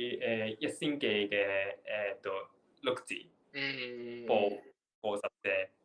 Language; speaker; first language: Cantonese; non-native, learner; Japanese